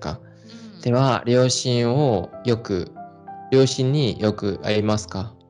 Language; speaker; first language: Japanese; non-native, learner; Indonesian